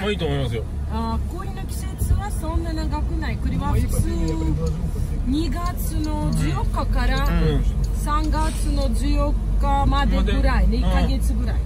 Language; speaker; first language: Japanese; non-native, learner; Russian